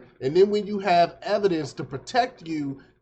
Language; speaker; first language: English; native; English